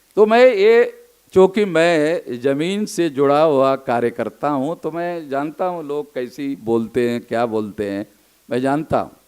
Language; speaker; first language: Hindi; non-native, local second language; Marathi